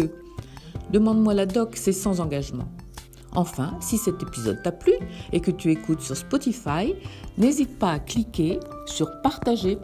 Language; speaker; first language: French; native; French